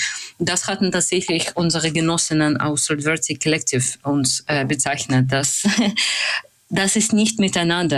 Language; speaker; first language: German; non-native, fluent; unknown